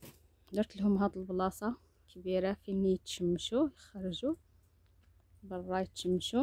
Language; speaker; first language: Arabic; native; Arabic